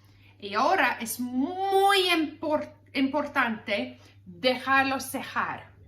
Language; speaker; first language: Spanish; non-native, learner; English